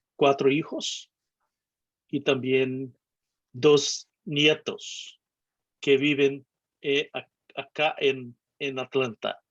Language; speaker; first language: Spanish; non-native, fluent; Portuguese